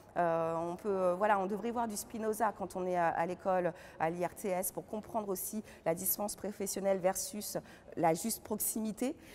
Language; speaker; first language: French; native; French